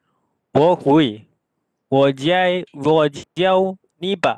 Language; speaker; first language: Chinese; non-native, learner; Malay